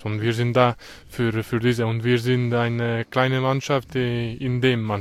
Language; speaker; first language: German; non-native, learner; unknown